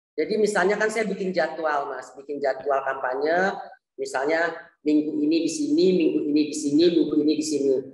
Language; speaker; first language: Indonesian; native; Indonesian